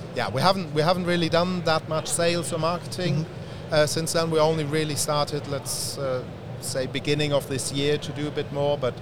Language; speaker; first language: English; non-native, fluent; German